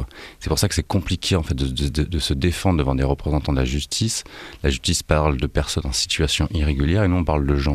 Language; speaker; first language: French; native; French